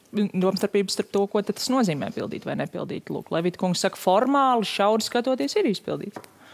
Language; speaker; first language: Latvian; native; Latvian